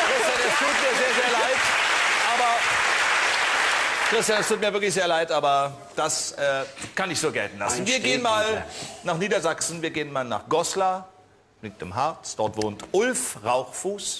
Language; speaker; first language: German; native; German